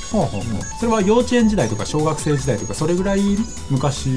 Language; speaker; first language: Japanese; native; Japanese